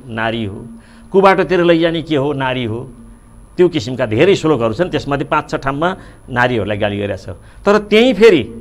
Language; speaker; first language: Nepali; native; Nepali